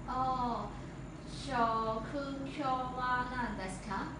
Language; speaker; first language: Japanese; non-native, learner; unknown